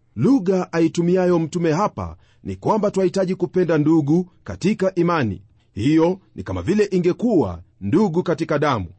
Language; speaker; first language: Swahili; non-native, local second language; Luyia